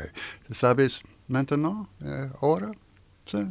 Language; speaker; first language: Spanish; non-native, learner; French